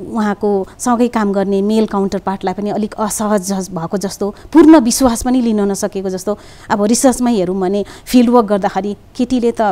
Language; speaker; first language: Nepali; native; Nepali